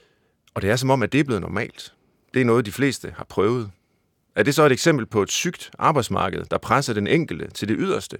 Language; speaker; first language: Danish; native; Danish